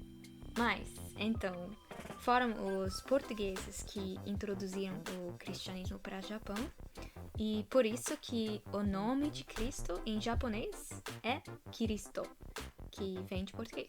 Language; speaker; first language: Portuguese; non-native, fluent; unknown